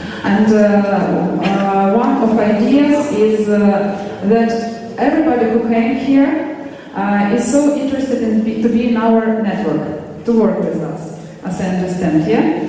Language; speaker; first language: English; non-native, fluent; Ukrainian